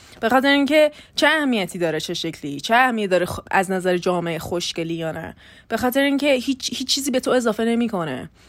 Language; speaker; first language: Persian; early bilingual, heritage; Persian